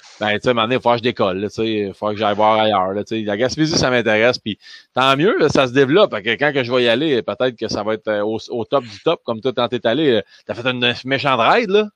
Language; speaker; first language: French; native; French